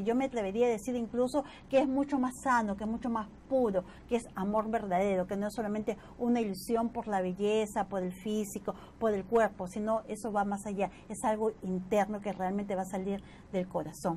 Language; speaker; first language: Spanish; native; Spanish